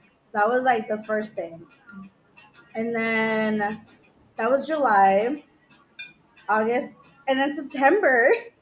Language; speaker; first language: English; early bilingual, other home language; Spanish